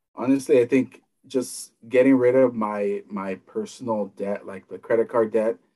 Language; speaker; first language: English; native; English